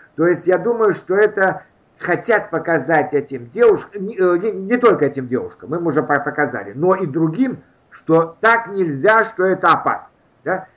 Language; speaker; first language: Russian; native; Russian